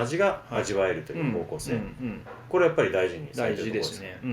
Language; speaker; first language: Japanese; native; Japanese